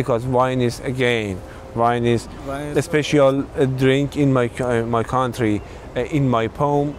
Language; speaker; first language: English; non-native, learner; Persian